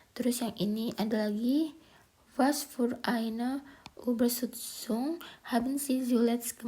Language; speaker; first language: German; non-native, learner; Indonesian